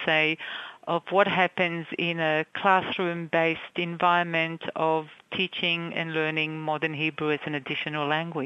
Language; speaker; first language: English; non-native, fluent; Hebrew